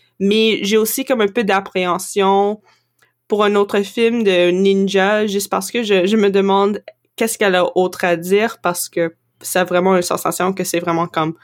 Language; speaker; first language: French; non-native, local second language; English